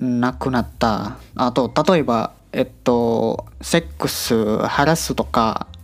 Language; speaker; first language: Japanese; non-native, learner; Indonesian